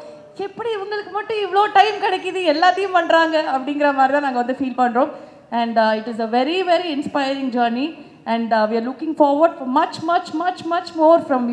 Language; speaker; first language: Tamil; native; Tamil